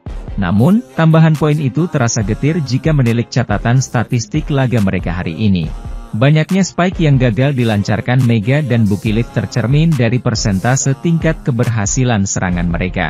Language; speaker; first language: Indonesian; native; Indonesian